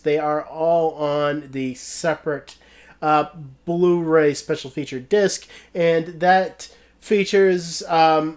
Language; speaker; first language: English; native; English